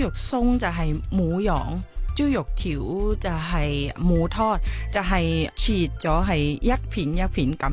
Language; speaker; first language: Cantonese; non-native, learner; Thai